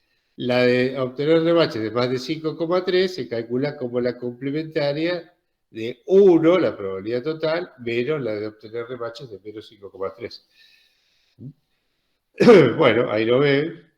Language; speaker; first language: Spanish; native; Spanish